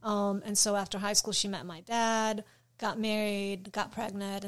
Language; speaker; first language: English; non-native, fluent; Polish